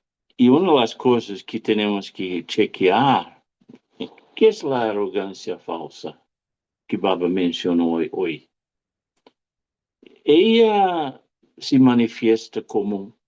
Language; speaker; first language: Spanish; non-native, fluent; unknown